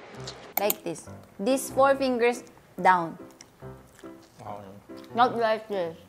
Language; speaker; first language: English; non-native, fluent; Korean